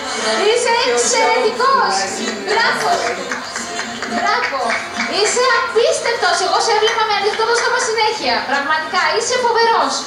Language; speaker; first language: Greek; native; Greek